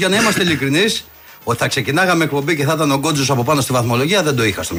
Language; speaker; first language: Greek; native; Greek